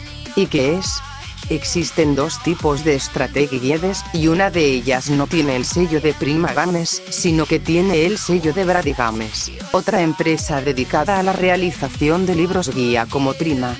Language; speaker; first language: Spanish; native; Spanish